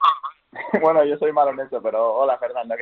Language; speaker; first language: Spanish; native; Spanish